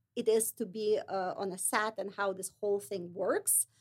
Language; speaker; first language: English; non-native, fluent; Russian